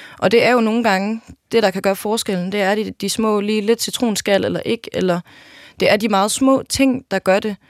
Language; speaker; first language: Danish; native; Danish